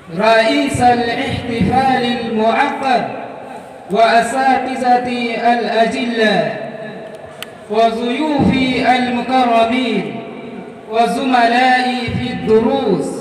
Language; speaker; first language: Arabic; non-native, learner; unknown